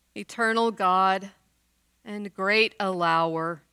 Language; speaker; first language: English; native; English